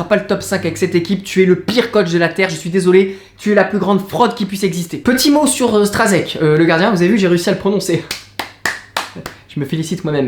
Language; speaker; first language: French; native; French